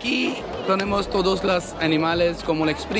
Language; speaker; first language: Spanish; non-native, learner; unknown